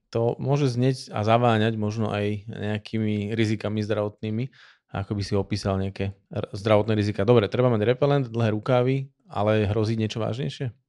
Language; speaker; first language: Slovak; native; Slovak